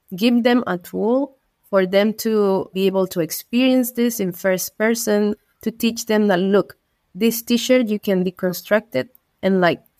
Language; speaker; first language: English; non-native, fluent; Spanish